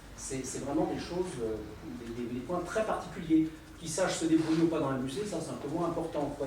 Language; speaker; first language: French; native; French